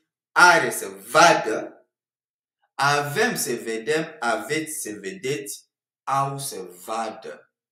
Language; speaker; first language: Romanian; non-native, fluent; French